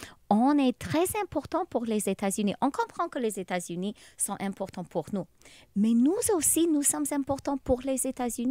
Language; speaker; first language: French; non-native, local second language; English